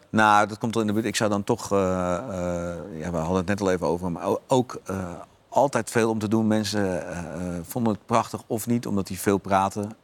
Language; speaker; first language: Dutch; native; Dutch